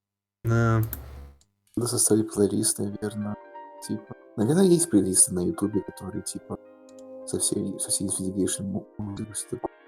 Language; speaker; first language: Russian; early bilingual, heritage; Russian